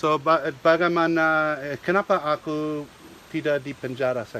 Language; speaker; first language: Indonesian; non-native, learner; English